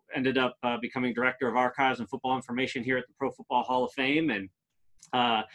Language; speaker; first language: English; native; English